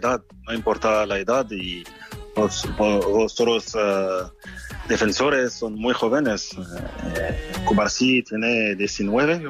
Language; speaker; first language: Spanish; non-native, fluent; French